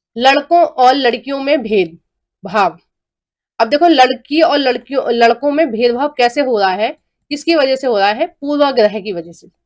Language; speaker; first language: Hindi; native; Hindi